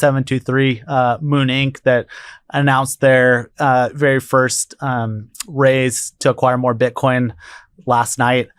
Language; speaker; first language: English; native; English